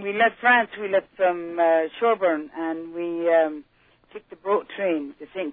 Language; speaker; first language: English; native; English